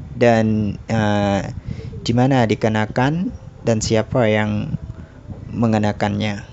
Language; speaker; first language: Indonesian; non-native, learner; Thai